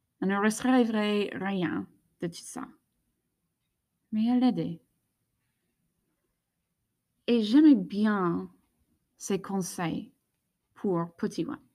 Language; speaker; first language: French; non-native, fluent; English